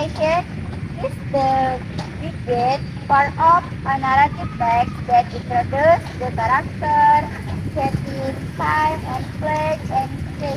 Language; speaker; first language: English; non-native, learner; Indonesian